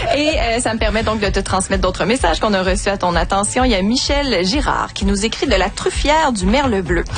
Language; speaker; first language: French; native; French